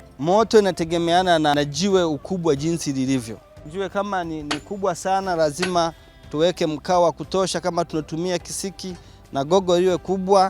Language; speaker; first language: Swahili; native; Swahili